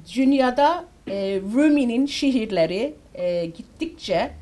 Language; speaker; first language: Turkish; early bilingual, heritage; Turkish